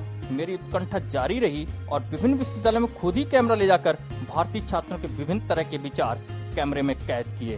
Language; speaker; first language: Hindi; native; Hindi